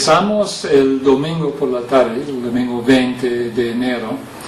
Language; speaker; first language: Spanish; non-native, fluent; English